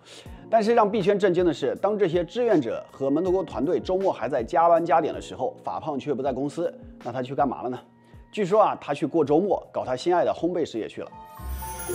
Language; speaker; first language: Chinese; native; Chinese